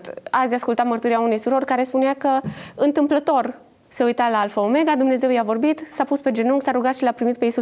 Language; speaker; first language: Romanian; native; Romanian